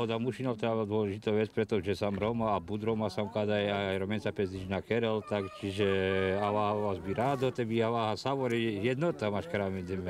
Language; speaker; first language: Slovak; non-native, local second language; Romany